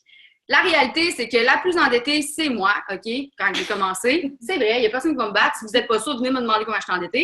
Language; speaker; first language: French; native; French